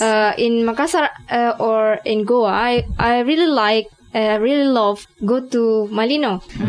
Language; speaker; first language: English; non-native, learner; Indonesian